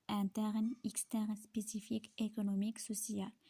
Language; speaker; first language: French; non-native, local second language; Arabic